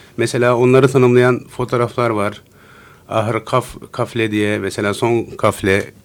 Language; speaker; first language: Turkish; non-native, local second language; Turoyo